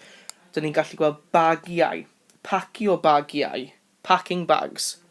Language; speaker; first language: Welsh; non-native, local second language; English